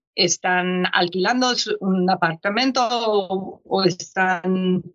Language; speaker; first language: Spanish; non-native, fluent; English